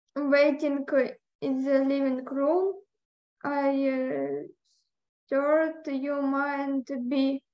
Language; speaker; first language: English; non-native, learner; Ukrainian